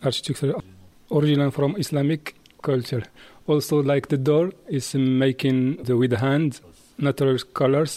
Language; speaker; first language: English; non-native, learner; Arabic